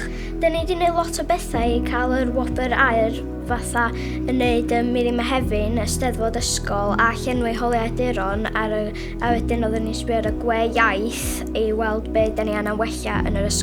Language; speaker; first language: Welsh; non-native, local second language; English